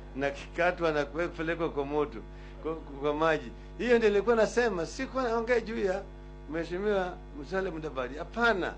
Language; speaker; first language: Swahili; non-native, local second language; Luo (Kenya and Tanzania)